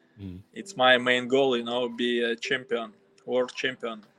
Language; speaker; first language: English; non-native, learner; Russian